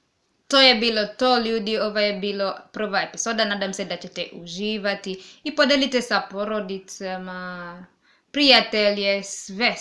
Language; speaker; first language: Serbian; non-native, learner; English